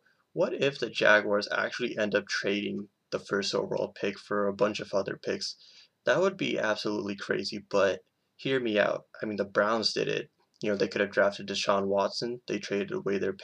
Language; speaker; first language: English; native; English